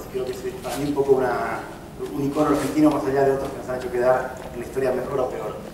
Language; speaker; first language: Spanish; native; Spanish